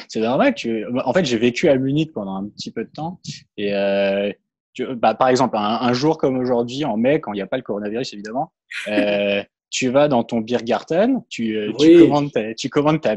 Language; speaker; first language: French; early bilingual, heritage; French